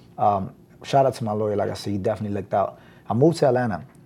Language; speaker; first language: English; native; English